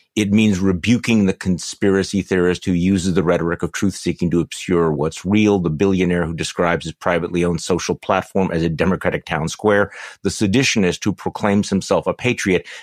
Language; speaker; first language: English; native; English